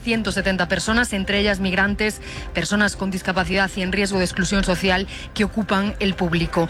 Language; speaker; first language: Spanish; native; Spanish